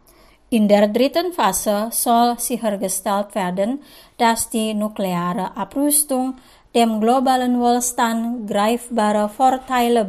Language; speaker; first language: German; non-native, fluent; Indonesian